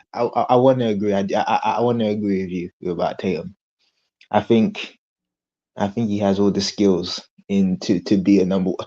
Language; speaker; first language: English; native; English